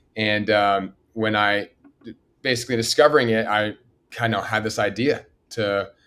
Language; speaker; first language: English; native; English